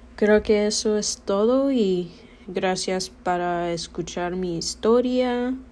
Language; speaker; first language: Spanish; early bilingual, other home language; English